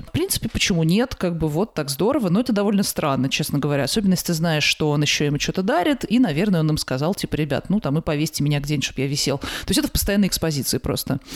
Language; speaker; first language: Russian; native; Russian